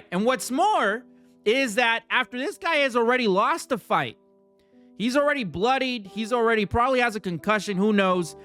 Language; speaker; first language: English; native; English